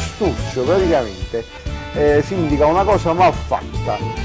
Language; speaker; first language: Italian; native; Italian